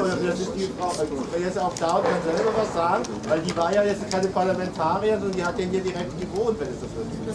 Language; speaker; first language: German; native; German